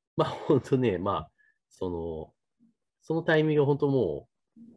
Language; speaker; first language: Japanese; native; Japanese